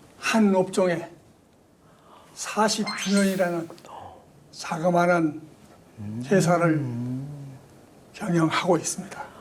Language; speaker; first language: Korean; native; Korean